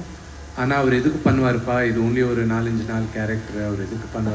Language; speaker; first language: Tamil; non-native, local second language; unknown